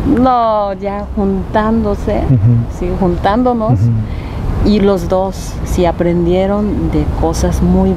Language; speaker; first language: Spanish; non-native, fluent; Japanese